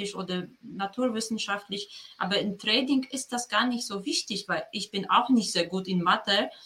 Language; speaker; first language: German; non-native, fluent; Polish